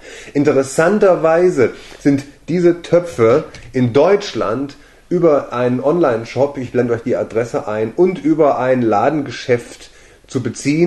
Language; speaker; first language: German; native; German